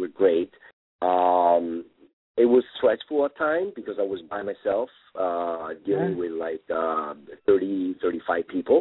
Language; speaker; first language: English; non-native, fluent; Italian